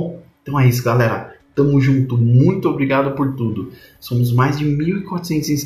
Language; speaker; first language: Portuguese; native; Portuguese